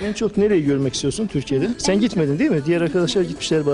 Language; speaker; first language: Turkish; native; Turkish